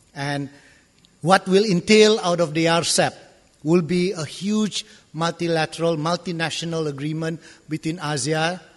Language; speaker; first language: English; non-native, local second language; Malay